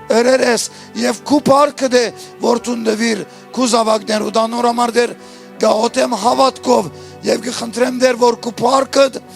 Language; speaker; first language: Armenian; early bilingual, heritage; Armenian